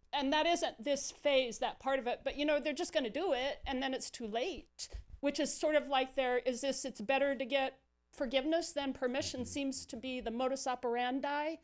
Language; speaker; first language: English; native; English